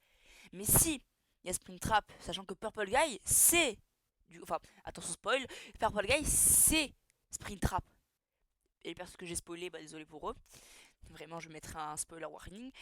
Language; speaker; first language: French; native; French